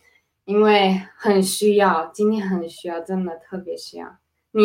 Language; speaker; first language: Chinese; non-native, fluent; Spanish